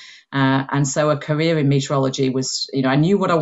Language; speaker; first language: English; native; English